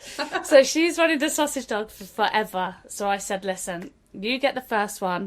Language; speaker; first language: English; native; English